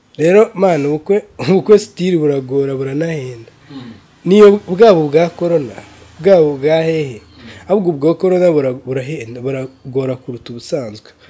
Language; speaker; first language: Kinyarwanda; native; Kinyarwanda